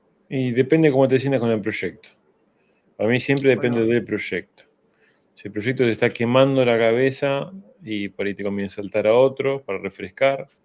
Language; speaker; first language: Spanish; native; Spanish